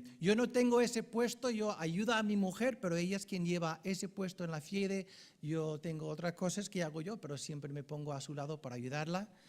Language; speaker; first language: Spanish; non-native, fluent; English